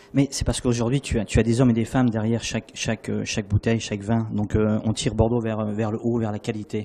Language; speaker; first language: French; native; French